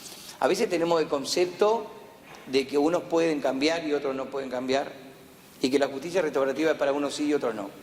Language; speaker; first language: Spanish; native; Spanish